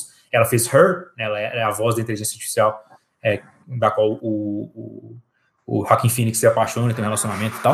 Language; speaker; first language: Portuguese; native; Portuguese